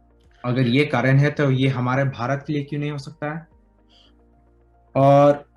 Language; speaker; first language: Hindi; early bilingual, heritage; Hindi